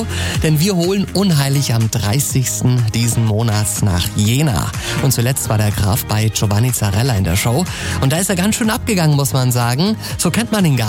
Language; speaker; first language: German; native; German